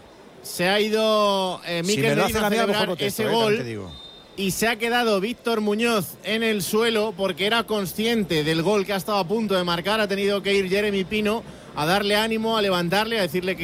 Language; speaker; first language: Spanish; native; Spanish